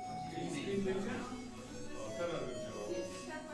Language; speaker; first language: Polish; native; Polish